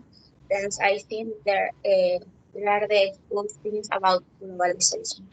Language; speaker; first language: English; non-native, learner; Spanish